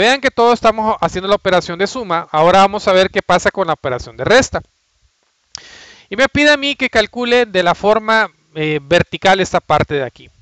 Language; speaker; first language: Spanish; native; Spanish